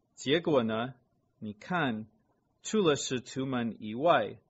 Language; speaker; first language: Chinese; non-native, fluent; English